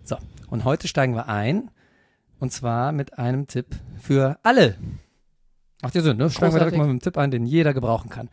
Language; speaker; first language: German; native; German